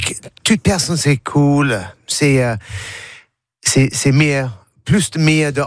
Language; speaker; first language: French; non-native, learner; English